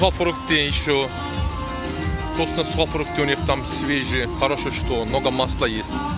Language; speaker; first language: Russian; non-native, learner; Turkish